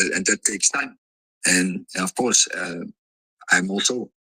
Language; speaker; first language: English; non-native, fluent; Dutch